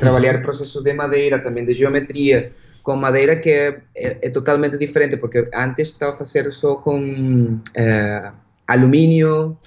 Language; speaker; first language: Portuguese; non-native, learner; Spanish